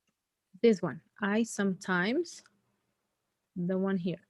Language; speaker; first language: English; non-native, fluent; Spanish